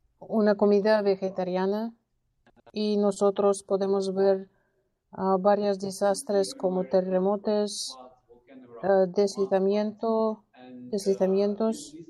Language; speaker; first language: Spanish; non-native, learner; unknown